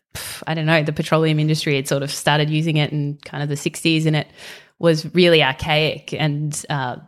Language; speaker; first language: English; native; English